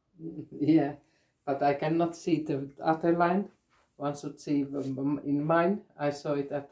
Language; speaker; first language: English; non-native, learner; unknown